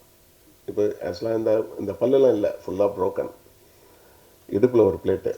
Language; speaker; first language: Tamil; native; Tamil